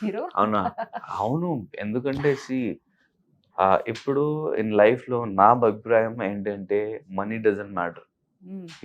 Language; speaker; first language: Telugu; non-native, learner; Hindi